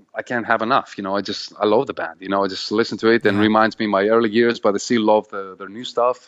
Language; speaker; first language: English; non-native, fluent; Greek